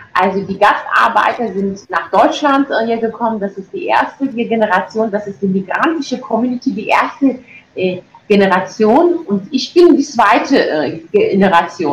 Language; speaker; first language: German; early bilingual, other home language; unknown